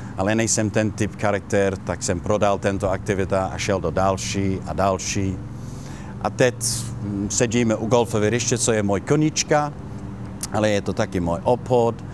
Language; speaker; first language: Czech; non-native, learner; Italian